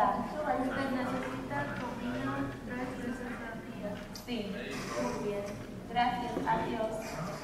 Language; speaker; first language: Spanish; non-native, learner; English